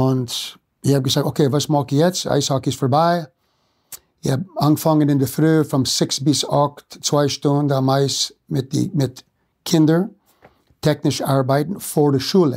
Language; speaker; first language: German; non-native, fluent; English